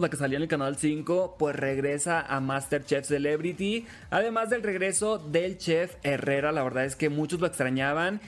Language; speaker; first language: Spanish; native; Spanish